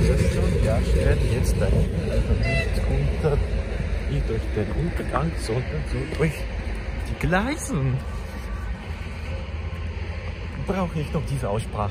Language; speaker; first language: German; non-native, learner; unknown